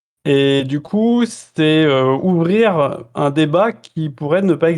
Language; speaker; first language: French; native; French